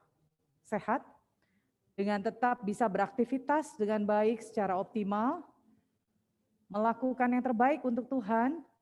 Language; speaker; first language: Indonesian; native; Indonesian